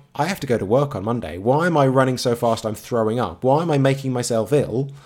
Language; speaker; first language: English; native; English